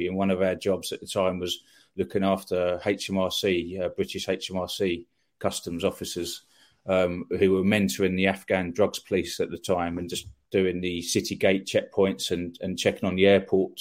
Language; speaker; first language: English; native; English